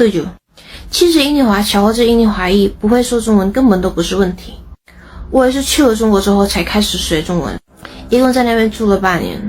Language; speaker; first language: Chinese; non-native, fluent; Indonesian